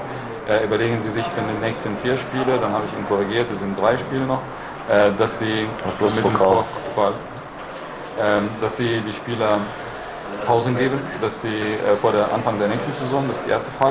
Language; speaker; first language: German; non-native, fluent; Arabic